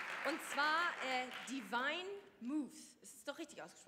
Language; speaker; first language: German; native; German